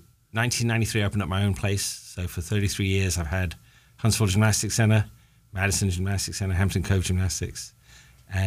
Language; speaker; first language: English; native; English